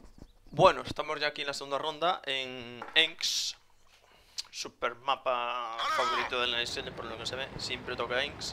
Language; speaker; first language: Spanish; native; Spanish